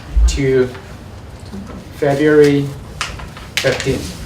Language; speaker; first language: English; non-native, learner; Chinese